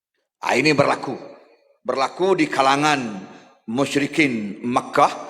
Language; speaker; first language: Malay; native; Malay